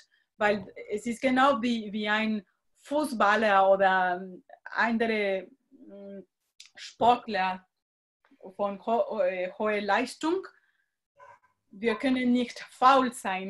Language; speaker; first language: German; non-native, fluent; Spanish